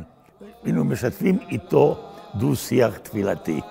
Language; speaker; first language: Hebrew; non-native, fluent; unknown